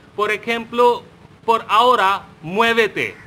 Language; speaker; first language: Spanish; non-native, fluent; Hindi